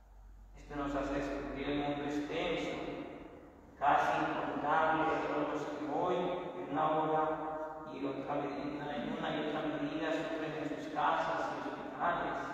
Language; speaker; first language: Spanish; native; Spanish